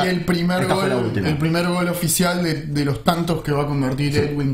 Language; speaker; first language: Spanish; native; Spanish